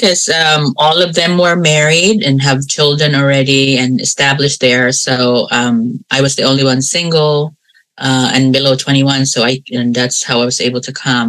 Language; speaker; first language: English; non-native, local second language; Cebuano